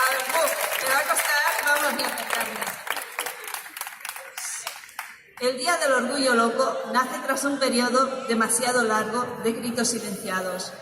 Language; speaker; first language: Spanish; native; Spanish